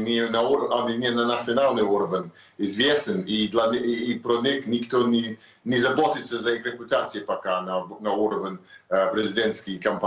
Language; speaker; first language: Russian; non-native, fluent; English